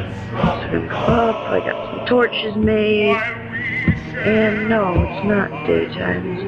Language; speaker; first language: English; native; English